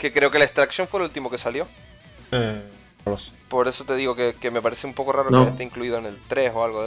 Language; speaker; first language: Spanish; native; Spanish